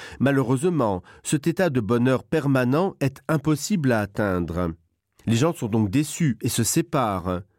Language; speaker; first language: French; non-native, local second language; Luxembourgish